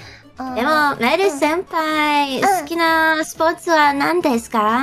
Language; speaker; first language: Japanese; non-native, learner; English